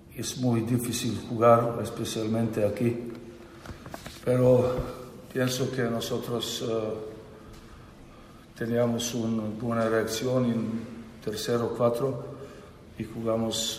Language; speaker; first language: Spanish; non-native, learner; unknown